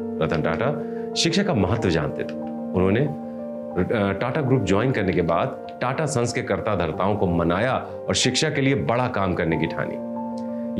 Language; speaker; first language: Hindi; native; Hindi